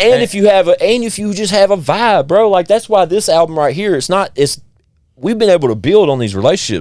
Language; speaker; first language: English; native; English